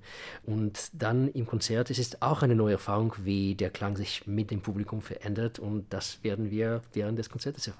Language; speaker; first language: German; non-native, fluent; Russian